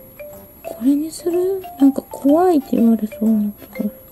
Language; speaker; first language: Japanese; native; Japanese